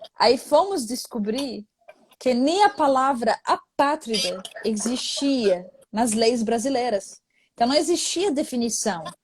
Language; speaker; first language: Portuguese; non-native, fluent; Arabic